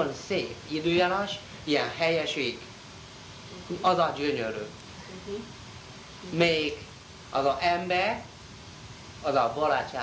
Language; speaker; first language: Hungarian; non-native, learner; Chinese